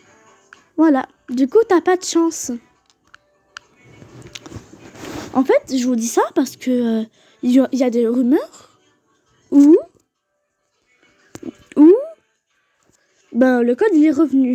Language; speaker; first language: French; native; French